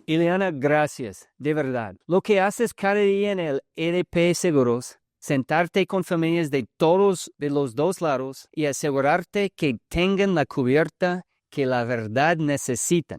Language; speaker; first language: Spanish; early bilingual, heritage; English